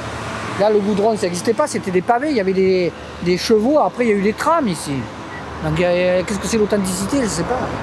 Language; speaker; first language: French; native; French